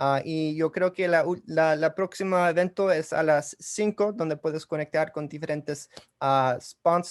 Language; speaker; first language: Spanish; early bilingual, heritage; English